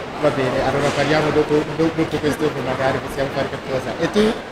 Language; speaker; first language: Italian; non-native, learner; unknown